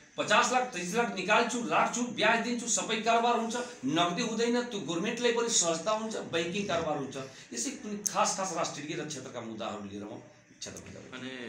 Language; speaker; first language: Nepali; non-native, local second language; Bhojpuri